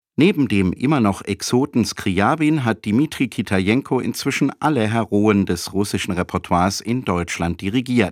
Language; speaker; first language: German; native; German